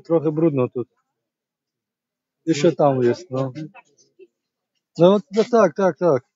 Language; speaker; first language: Polish; non-native, learner; Tajik